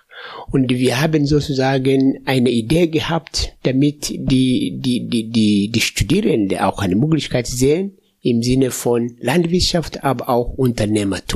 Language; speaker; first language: German; non-native, fluent; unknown